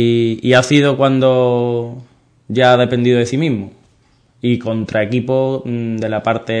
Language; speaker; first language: Spanish; native; Spanish